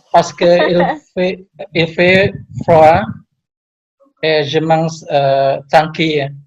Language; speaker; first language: French; non-native, learner; Indonesian